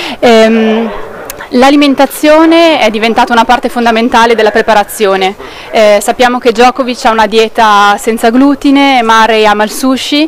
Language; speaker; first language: Italian; native; Italian